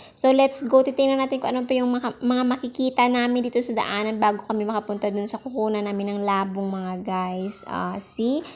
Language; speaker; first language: Filipino; non-native, local second language; Hiligaynon